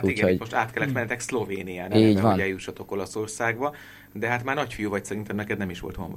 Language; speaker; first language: Hungarian; native; Hungarian